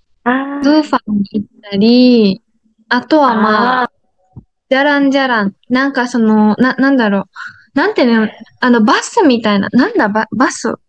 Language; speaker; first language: Japanese; native; Japanese